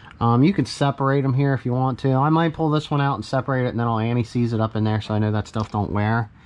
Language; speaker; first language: English; native; English